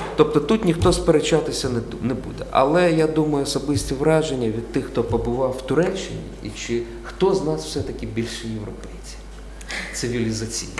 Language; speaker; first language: Ukrainian; non-native, local second language; Russian